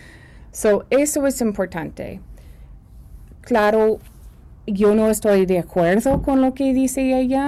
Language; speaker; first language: Spanish; early bilingual, heritage; Spanish